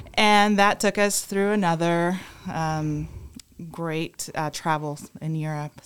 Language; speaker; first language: English; non-native, fluent; Spanish